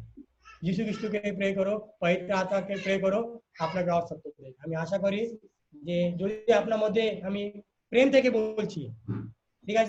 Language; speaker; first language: Bangla; non-native, learner; Hindi